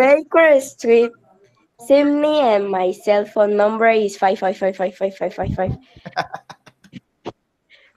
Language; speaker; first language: English; non-native, learner; Spanish